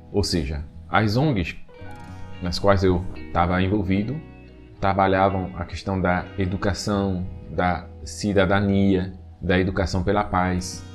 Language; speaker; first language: Portuguese; non-native, fluent; French